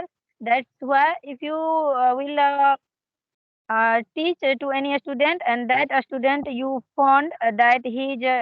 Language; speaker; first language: English; non-native, learner; Hindi